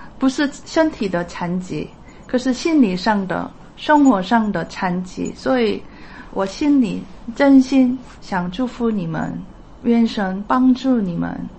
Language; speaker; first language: Chinese; non-native, fluent; Korean